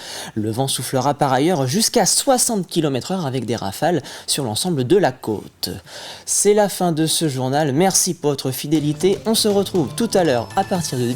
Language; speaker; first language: French; native; French